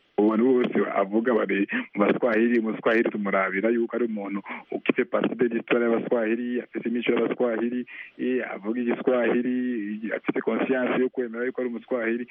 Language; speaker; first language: Rundi; non-native, local second language; Swahili